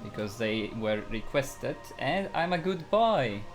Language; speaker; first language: English; non-native, fluent; Polish